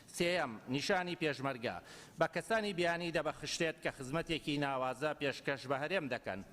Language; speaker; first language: Central Kurdish; native; Central Kurdish